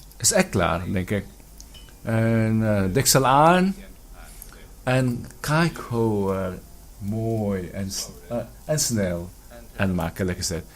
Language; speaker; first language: Dutch; non-native, fluent; Filipino